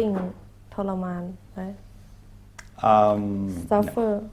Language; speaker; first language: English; non-native, learner; Thai